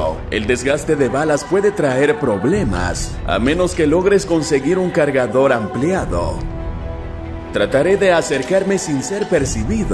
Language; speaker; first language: Spanish; native; Spanish